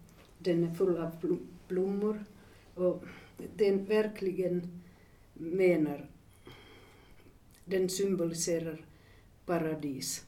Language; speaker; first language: Swedish; non-native, fluent; Finnish